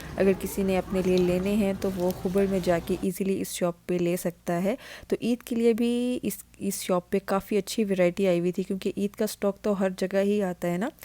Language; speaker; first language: Urdu; native; Urdu